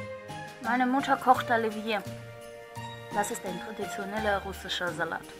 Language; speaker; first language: German; non-native, fluent; Russian